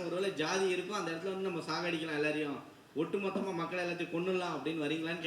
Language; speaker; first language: Tamil; native; Tamil